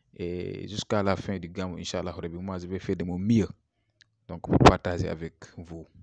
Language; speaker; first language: French; non-native, local second language; Wolof